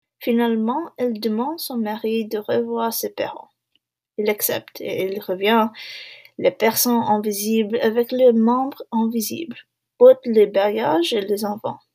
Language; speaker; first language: French; non-native, learner; English